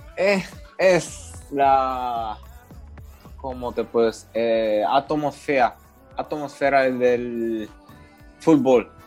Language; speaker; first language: Spanish; non-native, learner; Japanese